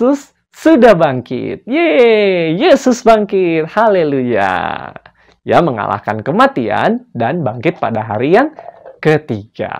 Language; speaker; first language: Indonesian; native; Indonesian